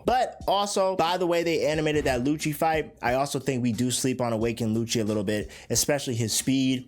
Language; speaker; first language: English; native; English